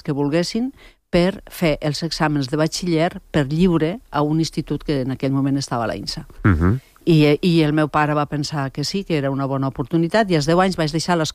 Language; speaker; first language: Catalan; non-native, local second language; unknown